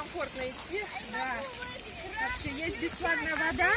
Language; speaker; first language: Russian; native; Russian